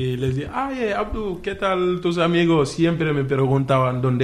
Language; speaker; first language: Spanish; non-native, fluent; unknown